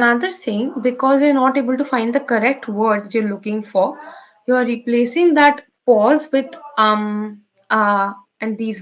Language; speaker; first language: English; non-native, local second language; Bangla